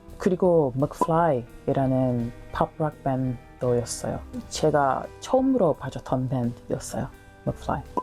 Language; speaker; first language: Korean; non-native, learner; English